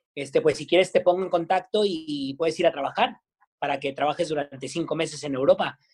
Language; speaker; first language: Spanish; native; Spanish